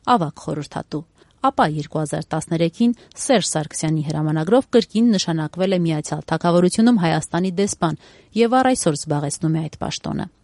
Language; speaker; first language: Armenian; native; Armenian